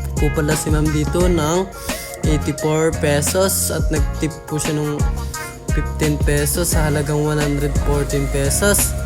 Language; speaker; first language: Filipino; native; Filipino